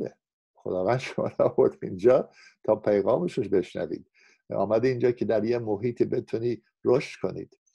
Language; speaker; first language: Persian; non-native, fluent; English